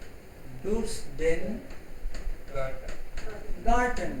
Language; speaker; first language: Hindi; native; Hindi